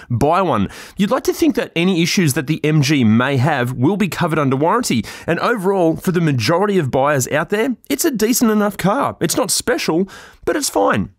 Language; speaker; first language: English; native; English